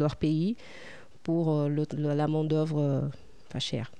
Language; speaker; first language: French; non-native, fluent; Portuguese